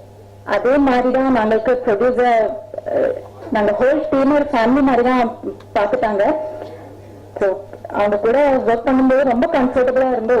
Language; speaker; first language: Tamil; non-native, fluent; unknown